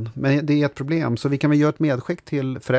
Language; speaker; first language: Swedish; native; Swedish